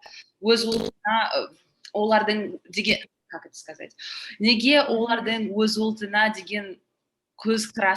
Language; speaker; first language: Kazakh; non-native, learner; English